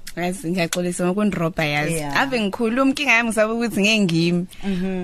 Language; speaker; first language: Zulu; native; Zulu